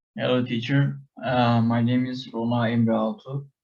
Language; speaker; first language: English; non-native, learner; Turkish